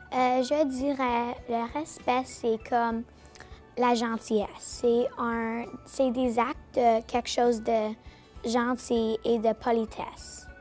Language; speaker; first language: French; non-native, local second language; English